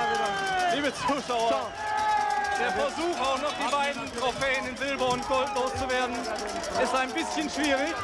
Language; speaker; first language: German; native; German